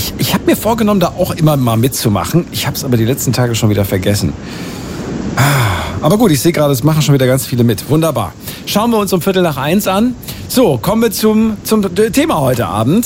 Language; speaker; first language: German; native; German